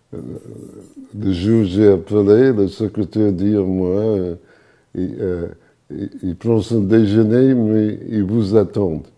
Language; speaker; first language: French; non-native, fluent; English